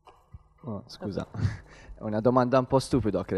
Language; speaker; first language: Italian; non-native, learner; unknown